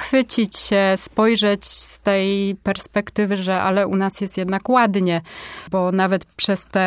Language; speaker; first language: Polish; native; Polish